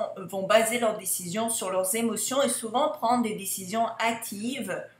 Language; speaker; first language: French; native; French